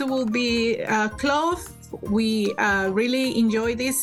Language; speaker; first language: English; non-native, local second language; Swahili